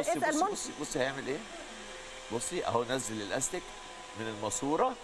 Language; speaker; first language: Arabic; native; Arabic